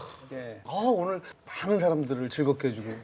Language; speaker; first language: Korean; native; Korean